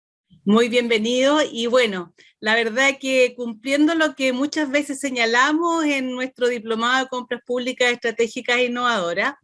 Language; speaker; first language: Spanish; native; Spanish